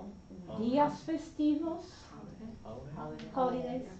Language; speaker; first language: Spanish; non-native, learner; English